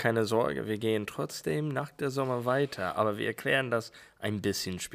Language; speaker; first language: German; non-native, fluent; English